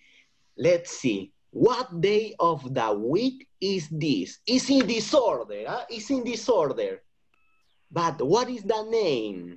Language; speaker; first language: English; non-native, fluent; Spanish